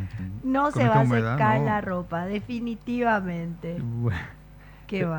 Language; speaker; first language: Spanish; native; Spanish